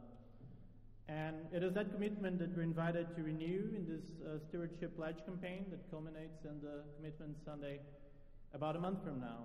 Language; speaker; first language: English; non-native, fluent; Portuguese